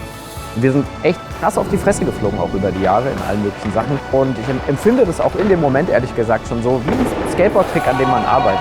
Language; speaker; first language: German; native; German